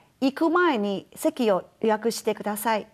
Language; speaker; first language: Japanese; non-native, fluent; Chinese